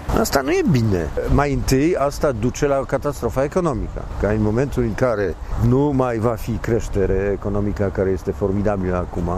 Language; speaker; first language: Romanian; non-native, fluent; Polish